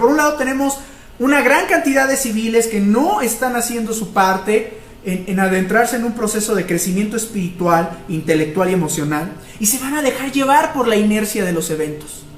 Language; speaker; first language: Spanish; native; Spanish